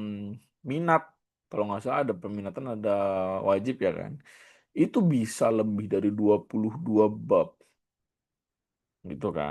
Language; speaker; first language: Indonesian; native; Indonesian